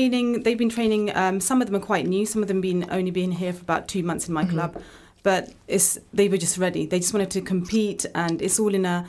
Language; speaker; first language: English; native; English